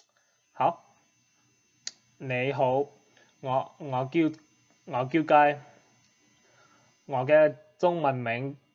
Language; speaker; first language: Chinese; non-native, learner; English